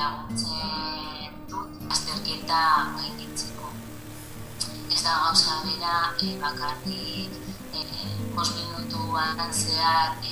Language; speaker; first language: Basque; non-native, learner; Spanish